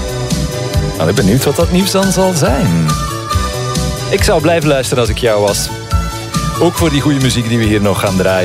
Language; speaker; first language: Dutch; native; Dutch